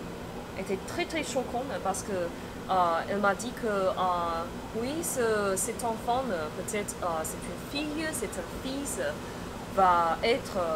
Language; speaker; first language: French; non-native, fluent; Chinese